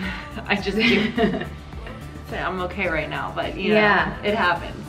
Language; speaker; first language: English; native; English